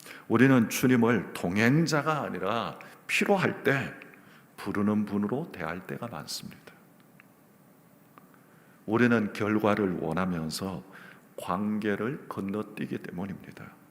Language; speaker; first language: Korean; native; Korean